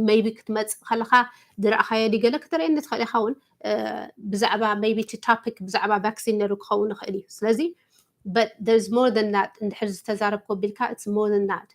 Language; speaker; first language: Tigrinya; early bilingual, heritage; Tigrinya